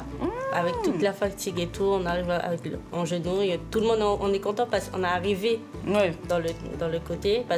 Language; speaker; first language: French; non-native, fluent; Spanish